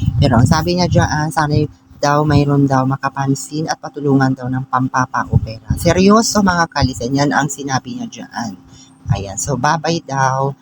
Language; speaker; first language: Filipino; non-native, local second language; Iloko